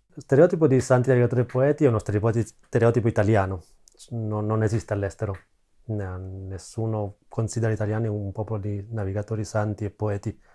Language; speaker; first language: Italian; native; Italian